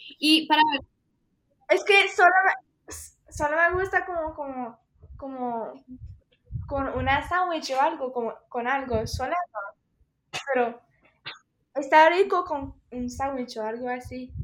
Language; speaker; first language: Spanish; early bilingual, heritage; Spanish